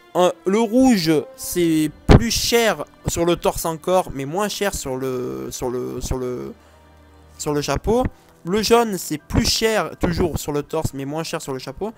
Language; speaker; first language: French; native; French